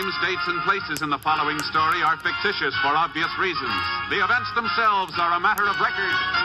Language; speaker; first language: English; native; English